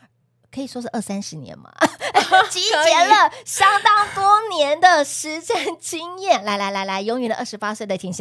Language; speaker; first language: Chinese; native; Chinese